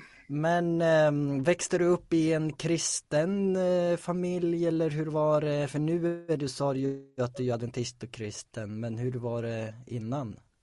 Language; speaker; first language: Swedish; native; Swedish